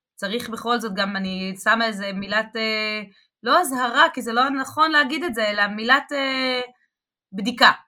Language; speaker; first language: Hebrew; native; Hebrew